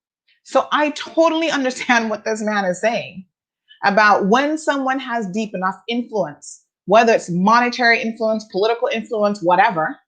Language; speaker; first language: English; native; English